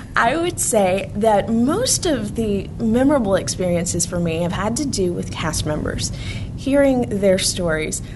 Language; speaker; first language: English; native; English